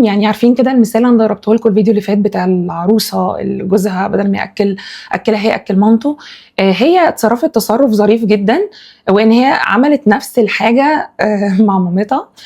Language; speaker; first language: Arabic; native; Arabic